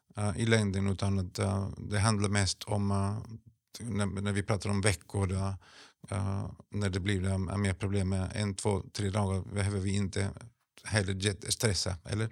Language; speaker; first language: Swedish; non-native, fluent; Spanish